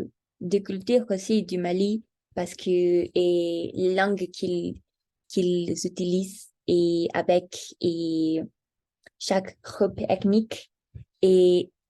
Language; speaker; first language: French; non-native, learner; Spanish